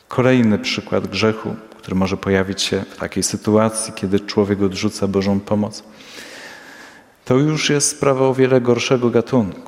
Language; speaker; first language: Polish; native; Polish